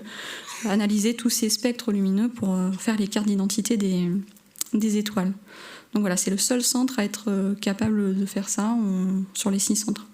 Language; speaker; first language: French; native; French